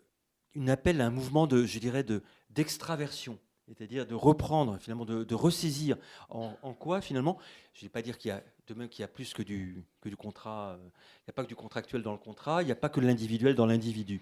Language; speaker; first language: French; native; French